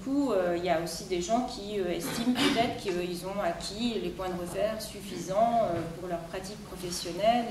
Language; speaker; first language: French; native; French